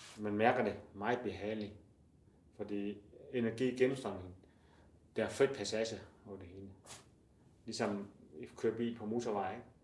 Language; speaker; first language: Danish; non-native, learner; Chinese